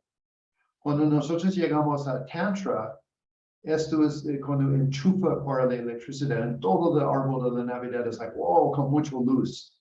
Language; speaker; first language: Spanish; non-native, learner; English